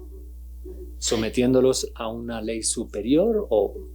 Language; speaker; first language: Spanish; native; Spanish